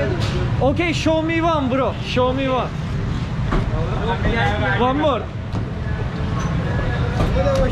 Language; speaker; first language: English; non-native, learner; Turkish